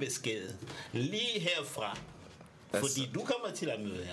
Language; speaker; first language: Danish; non-native, fluent; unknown